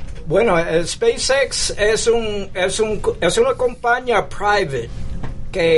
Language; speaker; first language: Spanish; early bilingual, heritage; English